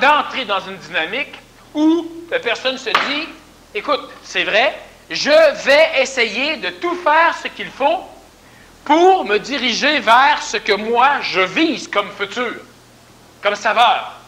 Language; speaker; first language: French; native; French